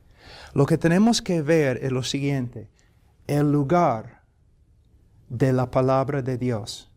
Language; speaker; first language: Spanish; non-native, fluent; English